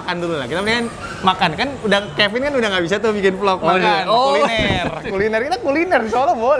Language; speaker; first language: Indonesian; native; Indonesian